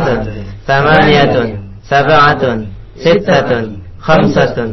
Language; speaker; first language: Arabic; non-native, learner; Indonesian